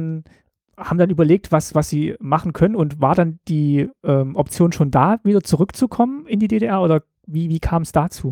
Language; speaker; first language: German; native; German